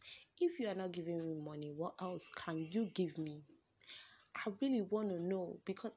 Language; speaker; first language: English; non-native, local second language; Yoruba